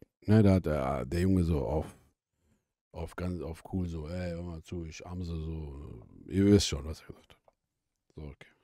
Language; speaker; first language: German; native; German